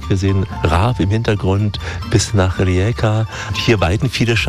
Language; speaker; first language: German; native; German